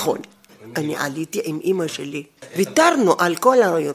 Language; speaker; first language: Hebrew; non-native, fluent; Arabic